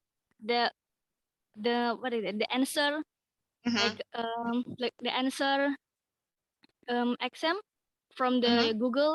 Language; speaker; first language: English; non-native, learner; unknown